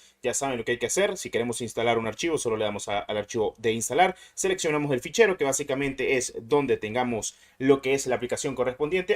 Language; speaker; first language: Spanish; native; Spanish